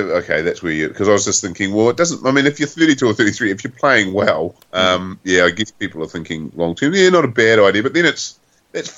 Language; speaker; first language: English; native; English